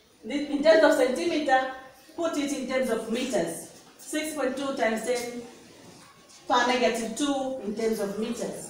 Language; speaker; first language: English; non-native, local second language; Swahili